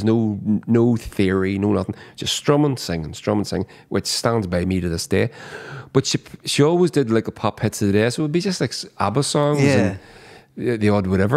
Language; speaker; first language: English; native; English